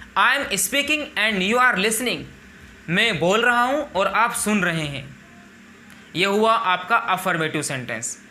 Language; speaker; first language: Urdu; native; Urdu